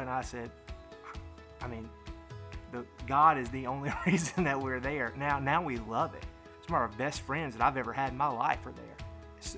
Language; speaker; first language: English; native; English